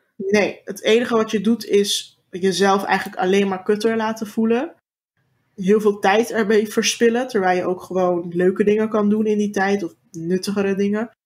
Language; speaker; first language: Dutch; early bilingual, other home language; Turkish